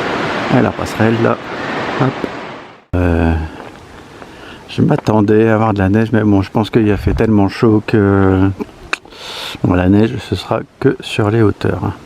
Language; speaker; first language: French; native; French